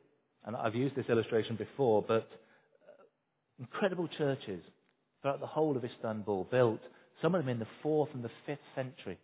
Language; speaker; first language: English; native; English